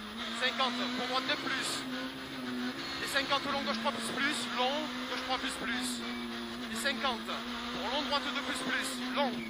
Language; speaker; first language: French; native; French